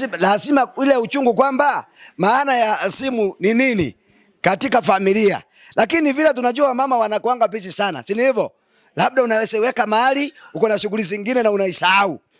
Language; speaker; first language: Swahili; non-native, local second language; Gusii